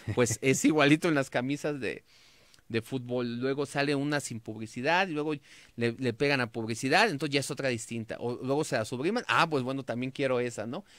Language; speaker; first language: Spanish; native; Spanish